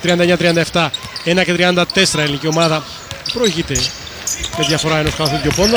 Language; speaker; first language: Greek; native; Greek